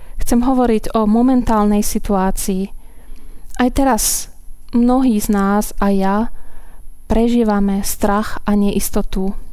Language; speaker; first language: Slovak; non-native, fluent; German